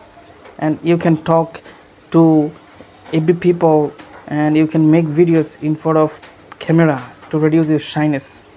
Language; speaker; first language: English; non-native, learner; Bangla